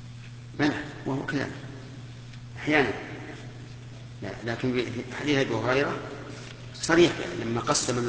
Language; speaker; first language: Arabic; native; Arabic